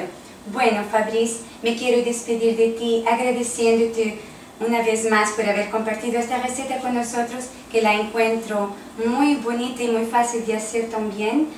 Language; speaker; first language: Spanish; native; Spanish